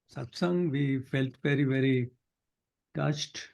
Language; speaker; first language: English; non-native, local second language; Hindi